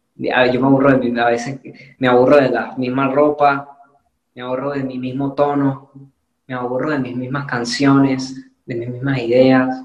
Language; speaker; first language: Spanish; native; Spanish